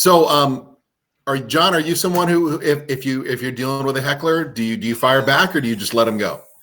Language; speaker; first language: English; native; English